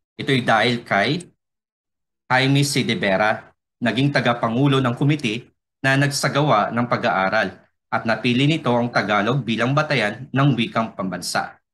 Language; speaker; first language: Filipino; non-native, local second language; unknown